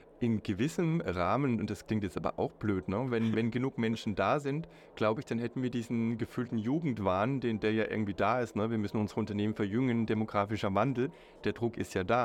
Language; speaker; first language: German; native; German